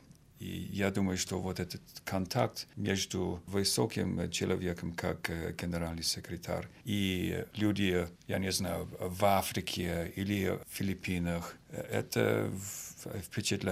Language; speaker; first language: Russian; non-native, fluent; Finnish